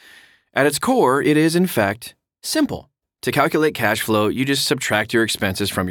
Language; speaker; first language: English; native; English